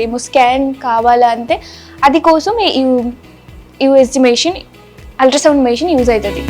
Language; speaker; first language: Telugu; non-native, local second language; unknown